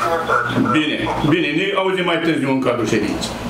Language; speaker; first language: Romanian; native; Romanian